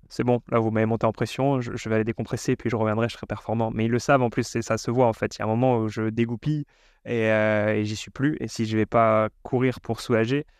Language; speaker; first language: French; native; French